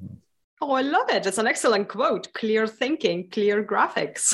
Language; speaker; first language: English; non-native, fluent; Lithuanian